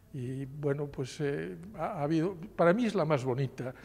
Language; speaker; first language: Spanish; native; Spanish